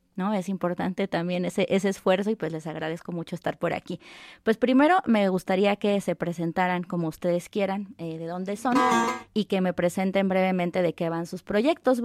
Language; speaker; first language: Spanish; native; Spanish